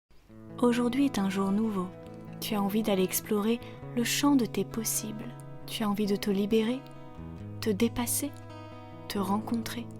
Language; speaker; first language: French; native; French